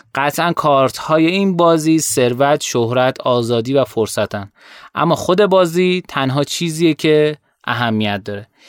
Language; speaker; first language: Persian; native; Persian